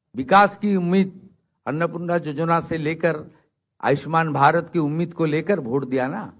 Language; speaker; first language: Hindi; non-native, local second language; Bangla